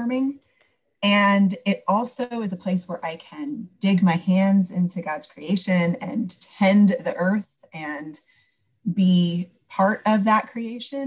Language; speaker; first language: English; native; English